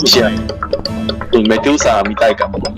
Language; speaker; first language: Japanese; non-native, learner; Chinese